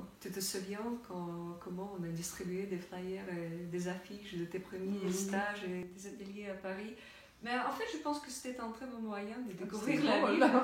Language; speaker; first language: French; non-native, fluent; Russian